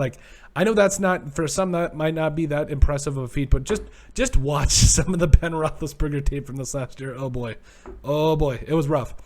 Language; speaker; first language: English; native; English